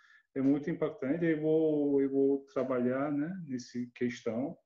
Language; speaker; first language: Portuguese; non-native, learner; Turkish